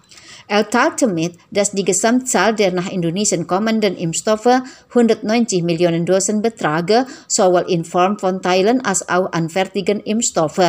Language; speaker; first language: German; non-native, fluent; Indonesian